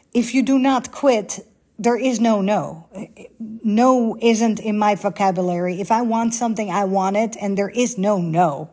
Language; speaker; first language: English; non-native, fluent; Dutch